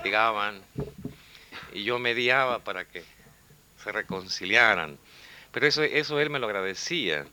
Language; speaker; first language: Spanish; native; Spanish